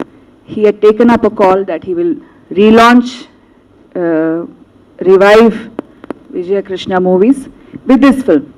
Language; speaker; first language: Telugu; non-native, local second language; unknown